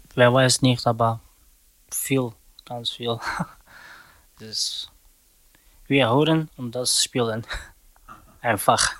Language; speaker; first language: German; non-native, learner; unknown